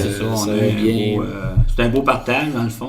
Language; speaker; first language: French; native; French